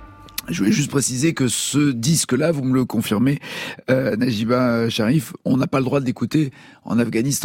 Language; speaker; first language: French; native; French